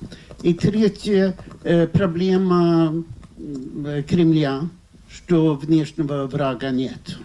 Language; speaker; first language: Russian; non-native, fluent; Swedish